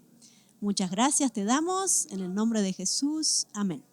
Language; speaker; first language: Spanish; native; Spanish